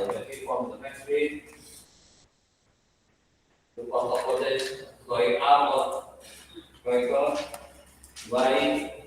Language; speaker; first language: English; non-native, learner; Indonesian